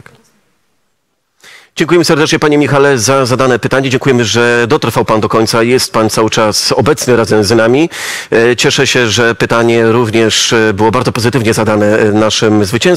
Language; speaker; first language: Polish; native; Polish